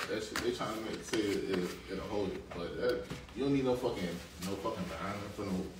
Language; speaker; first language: English; native; English